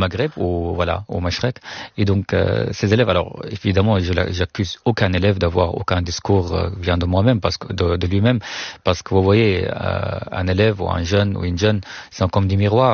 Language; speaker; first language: French; non-native, fluent; Arabic